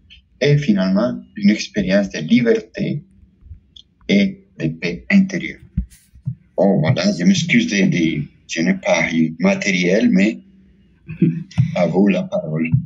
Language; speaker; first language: French; non-native, fluent; Spanish